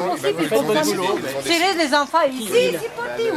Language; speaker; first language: French; non-native, learner; Romanian